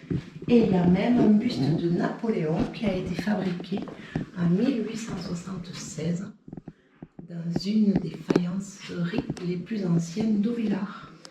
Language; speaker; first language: French; native; French